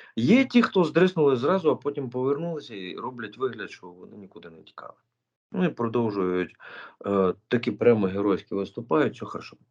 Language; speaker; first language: Ukrainian; native; Ukrainian